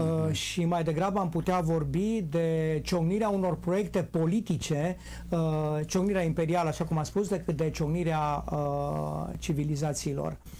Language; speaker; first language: Romanian; native; Romanian